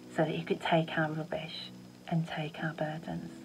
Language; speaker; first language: English; native; English